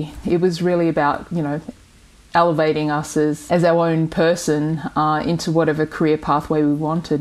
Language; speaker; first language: English; native; English